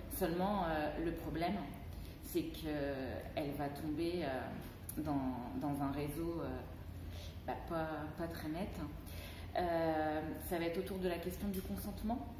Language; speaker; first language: French; native; French